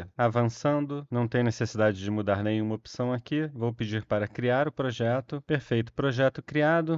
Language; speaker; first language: Portuguese; native; Portuguese